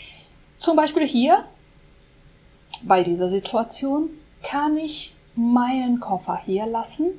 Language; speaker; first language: German; non-native, fluent; Portuguese